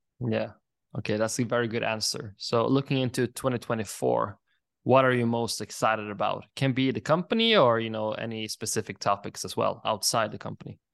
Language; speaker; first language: English; non-native, fluent; Norwegian